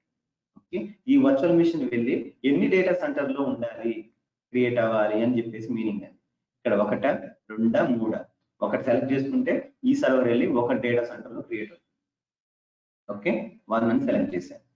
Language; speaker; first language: Telugu; native; Telugu